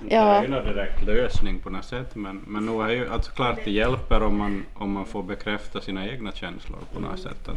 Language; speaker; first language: Swedish; native; Swedish